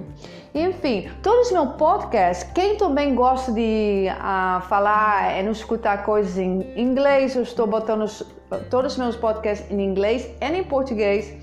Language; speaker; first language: Portuguese; non-native, fluent; Dutch